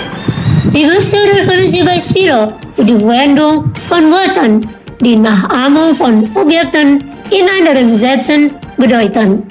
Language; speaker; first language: German; non-native, learner; Indonesian